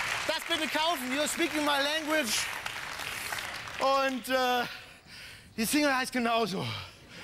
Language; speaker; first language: German; native; German